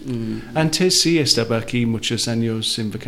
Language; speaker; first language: Spanish; non-native, learner; Welsh